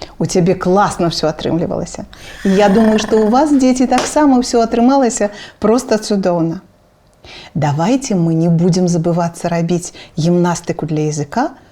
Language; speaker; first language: Belarusian; non-native, local second language; Russian